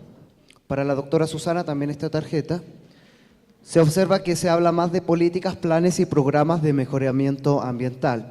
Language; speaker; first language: Spanish; native; Spanish